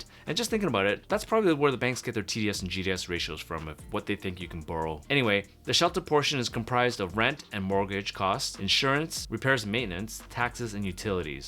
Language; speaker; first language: English; native; English